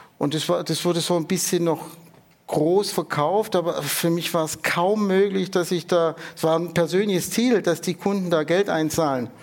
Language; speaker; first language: German; native; German